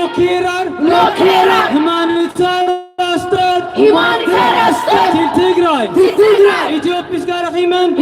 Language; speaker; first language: Swedish; early bilingual, other home language; Tigrinya